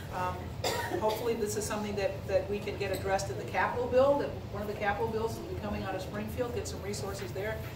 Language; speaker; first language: English; native; English